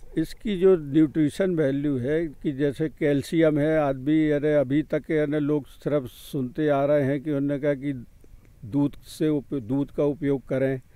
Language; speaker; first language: Hindi; native; Hindi